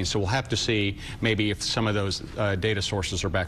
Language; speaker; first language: English; native; English